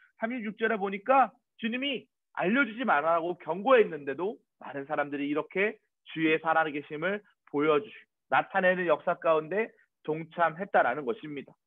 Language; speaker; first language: Korean; native; Korean